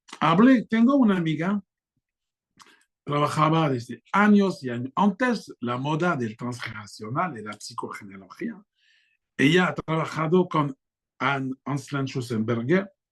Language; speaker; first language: Spanish; non-native, fluent; French